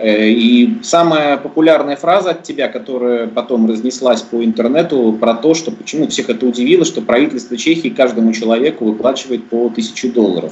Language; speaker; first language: Russian; native; Russian